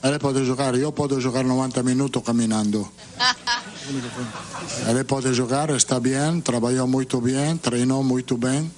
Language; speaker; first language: Portuguese; non-native, fluent; Italian